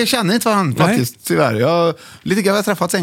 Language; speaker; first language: Swedish; native; Swedish